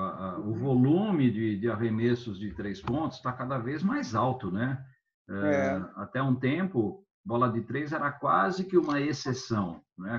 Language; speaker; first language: Portuguese; native; Portuguese